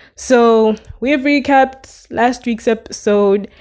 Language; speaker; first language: English; non-native, local second language; Nyanja